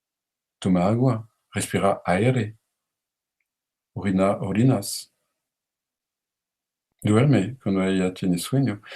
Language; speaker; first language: Spanish; non-native, learner; French